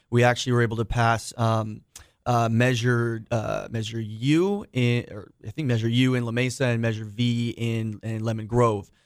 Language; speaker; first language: English; native; English